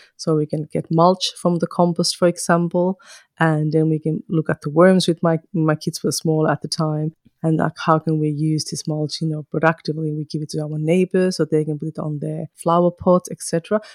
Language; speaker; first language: English; non-native, fluent; Finnish